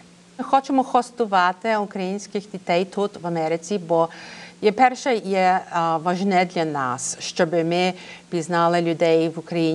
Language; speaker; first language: Ukrainian; early bilingual, heritage; Ukrainian